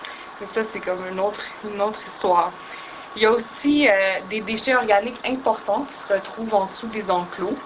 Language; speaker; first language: French; native; French